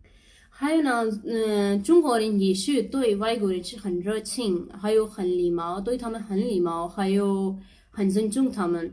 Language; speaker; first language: Chinese; non-native, learner; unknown